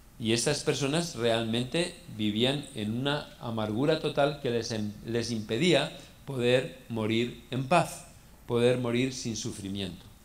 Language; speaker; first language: Spanish; native; Spanish